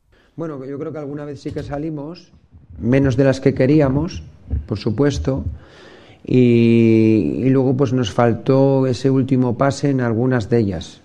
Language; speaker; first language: Spanish; native; Spanish